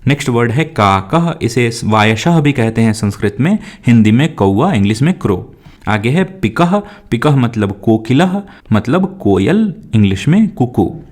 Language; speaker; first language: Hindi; native; Hindi